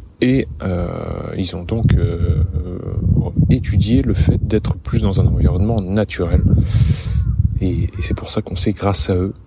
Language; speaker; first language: French; native; French